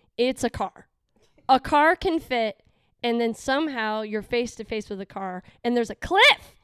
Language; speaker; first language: English; native; English